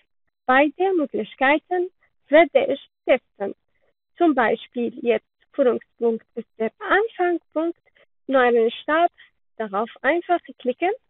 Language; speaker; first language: German; non-native, learner; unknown